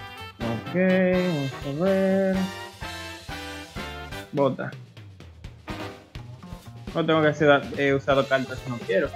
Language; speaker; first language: Spanish; native; Spanish